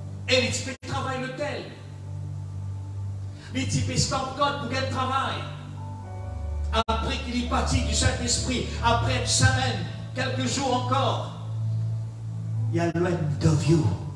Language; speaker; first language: French; non-native, local second language; Morisyen